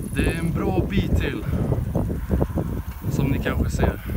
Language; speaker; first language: Swedish; native; Swedish